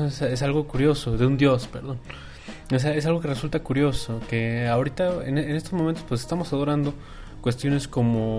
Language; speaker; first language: Spanish; native; Spanish